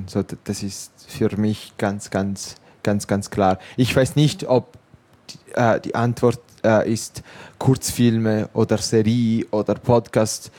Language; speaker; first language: German; non-native, local second language; Italian